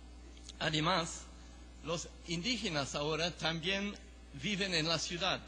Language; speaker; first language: Spanish; non-native, fluent; English